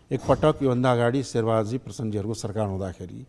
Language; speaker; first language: Nepali; non-native, local second language; Maithili